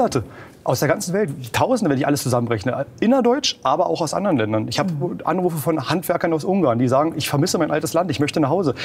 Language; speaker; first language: German; native; German